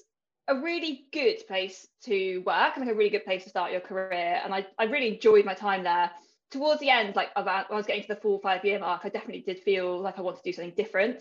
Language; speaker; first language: English; native; English